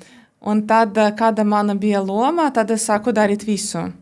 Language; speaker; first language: Latvian; non-native, local second language; Russian